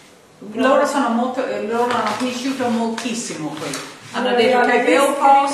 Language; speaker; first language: Italian; non-native, learner; English